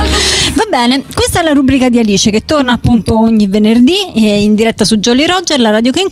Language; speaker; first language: Italian; native; Italian